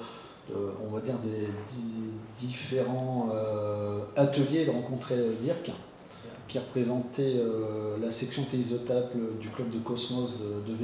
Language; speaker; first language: French; native; French